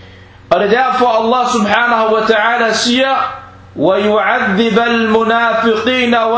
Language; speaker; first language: Danish; early bilingual, other home language; Arabic